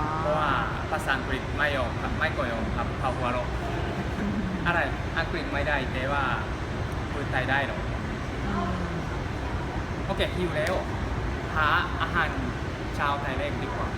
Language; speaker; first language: Thai; non-native, learner; Japanese